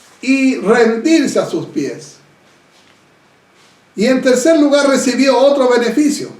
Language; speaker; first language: Spanish; native; Spanish